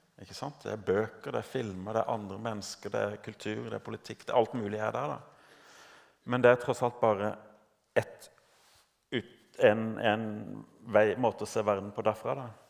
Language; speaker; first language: Norwegian; native; Norwegian